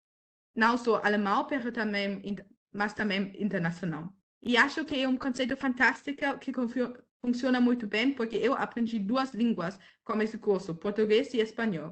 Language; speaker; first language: Portuguese; non-native, fluent; German